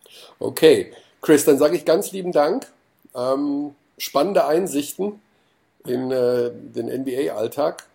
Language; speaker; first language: German; native; German